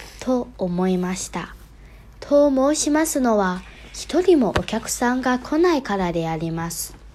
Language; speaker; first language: Japanese; non-native, learner; Chinese